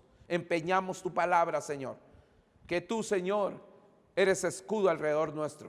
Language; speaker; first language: Spanish; native; Spanish